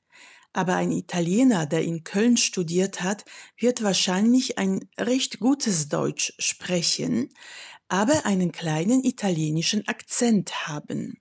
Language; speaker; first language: German; non-native, fluent; Polish